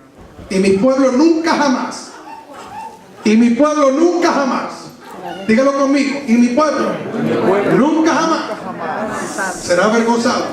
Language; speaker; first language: Spanish; native; Spanish